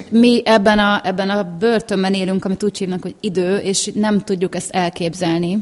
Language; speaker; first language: Hungarian; native; Hungarian